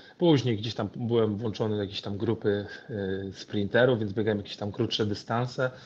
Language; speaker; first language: Polish; native; Polish